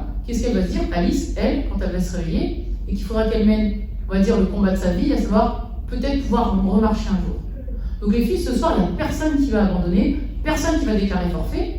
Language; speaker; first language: French; native; French